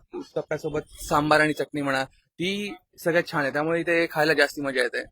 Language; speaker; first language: Marathi; native; Marathi